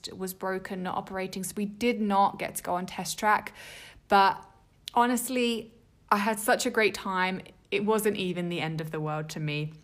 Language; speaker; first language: English; native; English